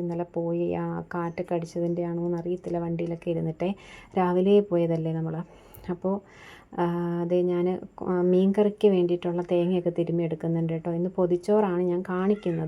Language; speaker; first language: Malayalam; native; Malayalam